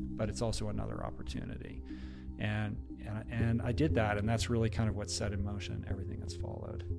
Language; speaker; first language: English; native; English